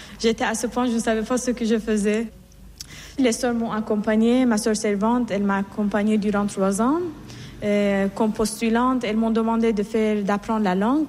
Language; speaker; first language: French; non-native, fluent; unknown